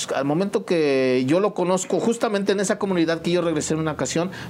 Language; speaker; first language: Spanish; native; Spanish